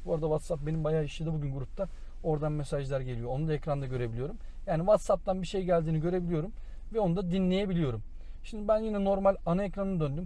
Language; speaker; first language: Turkish; native; Turkish